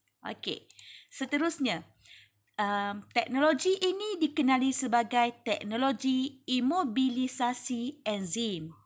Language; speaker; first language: Malay; native; Malay